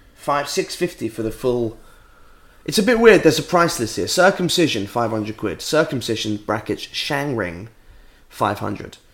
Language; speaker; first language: English; native; English